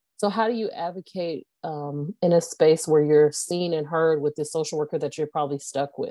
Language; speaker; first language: English; native; English